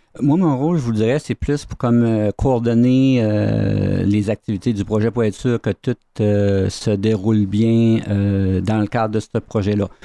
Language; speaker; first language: French; native; French